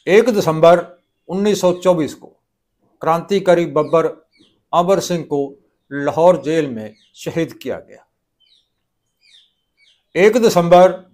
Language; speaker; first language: Hindi; non-native, local second language; Punjabi